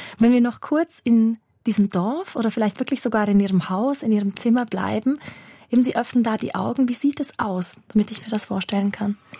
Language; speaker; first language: German; native; German